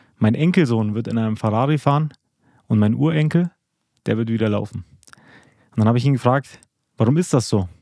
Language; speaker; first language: German; early bilingual, other home language; Albanian